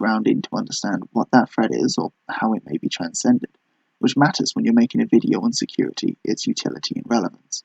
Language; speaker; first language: English; native; English